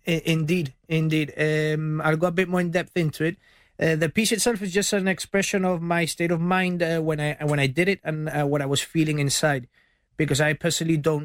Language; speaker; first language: English; early bilingual, other home language; Spanish